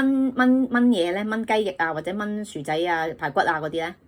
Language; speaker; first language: Cantonese; native; Cantonese